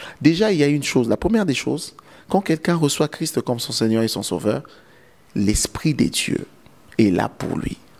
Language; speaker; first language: French; non-native, local second language; Lingala